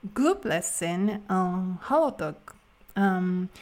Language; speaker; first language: English; non-native, fluent; Japanese